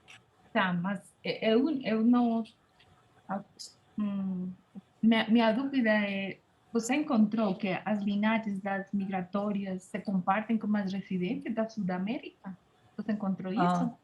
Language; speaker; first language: Portuguese; non-native, fluent; Spanish